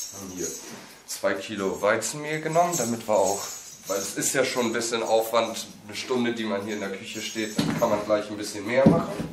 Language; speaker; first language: German; native; German